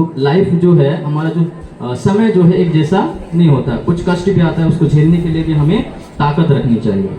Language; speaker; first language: Hindi; non-native, local second language; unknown